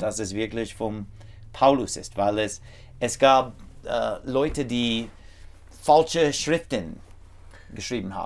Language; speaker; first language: German; non-native, learner; English